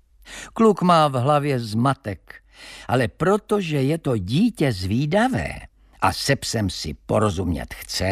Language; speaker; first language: Czech; native; Czech